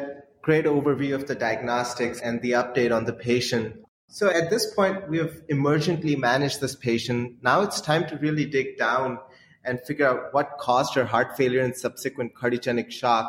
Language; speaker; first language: English; non-native, local second language; Hindi